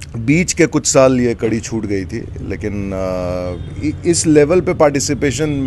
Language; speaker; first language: Hindi; native; Hindi